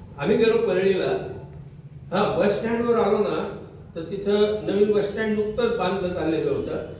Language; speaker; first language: Marathi; non-native, local second language; Urdu